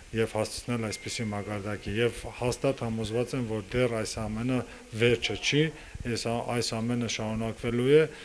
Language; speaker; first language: Armenian; native; Armenian